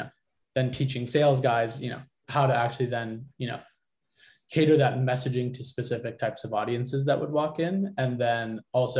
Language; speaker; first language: English; native; English